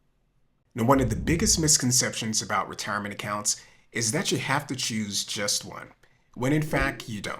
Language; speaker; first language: English; native; English